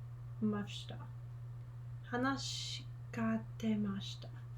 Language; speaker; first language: Japanese; non-native, learner; English